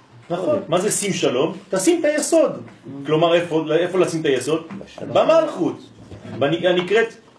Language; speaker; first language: Hebrew; non-native, fluent; French